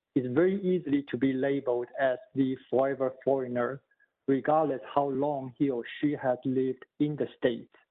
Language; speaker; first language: English; non-native, fluent; Chinese